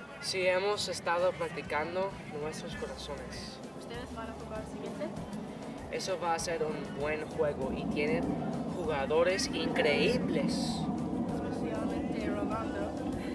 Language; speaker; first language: Spanish; non-native, learner; English